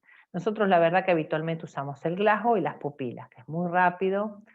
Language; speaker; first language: Spanish; native; Spanish